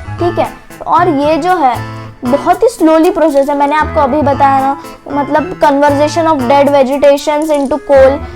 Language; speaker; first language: Hindi; non-native, local second language; Marathi